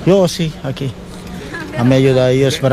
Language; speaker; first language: Spanish; non-native, learner; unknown